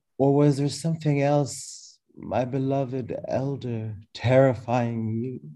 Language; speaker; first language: English; early bilingual, other home language; Arabic